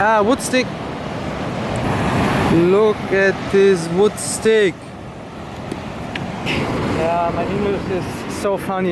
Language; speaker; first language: English; non-native, learner; German